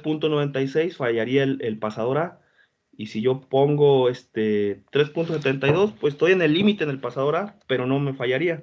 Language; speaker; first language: Spanish; native; Spanish